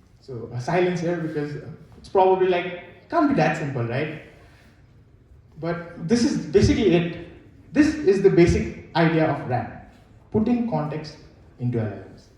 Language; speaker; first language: English; non-native, local second language; Nepali